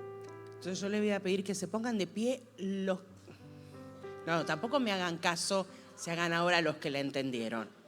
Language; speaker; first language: Spanish; native; Spanish